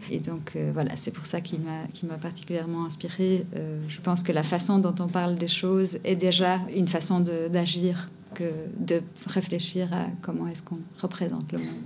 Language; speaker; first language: French; non-native, fluent; Portuguese